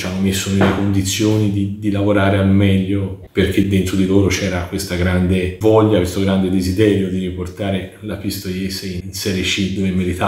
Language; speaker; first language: Italian; native; Italian